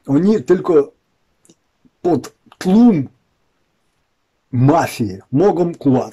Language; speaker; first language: Polish; non-native, fluent; Ukrainian